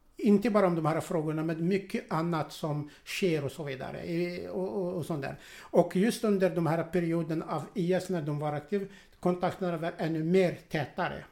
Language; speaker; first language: Swedish; non-native, fluent; Arabic